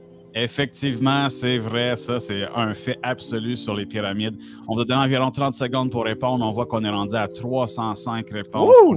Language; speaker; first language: French; native; French